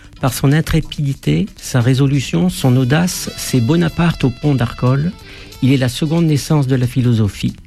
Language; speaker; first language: French; native; French